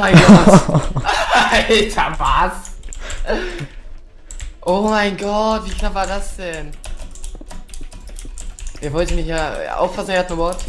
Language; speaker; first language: German; native; German